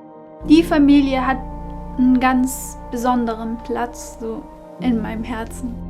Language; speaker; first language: German; non-native, fluent; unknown